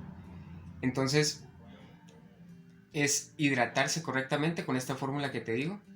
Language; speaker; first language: Spanish; native; Spanish